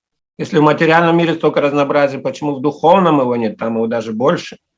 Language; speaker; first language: Russian; native; Russian